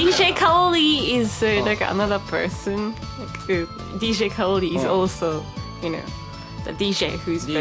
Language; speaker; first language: English; non-native, fluent; Japanese